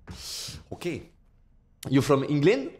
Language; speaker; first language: English; non-native, learner; French